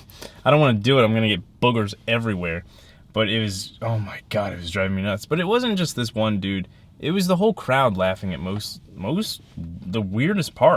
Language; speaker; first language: English; native; English